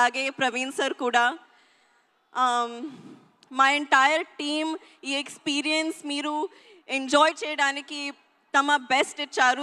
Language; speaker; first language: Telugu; non-native, local second language; Hindi